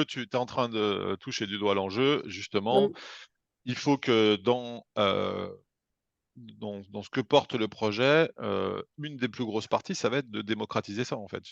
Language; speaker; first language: French; native; French